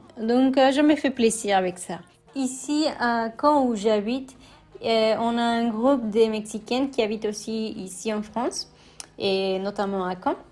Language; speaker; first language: French; non-native, fluent; Spanish